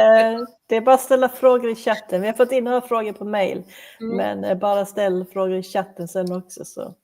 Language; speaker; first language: Swedish; native; Swedish